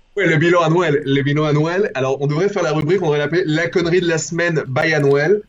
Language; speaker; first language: French; early bilingual, other home language; Spanish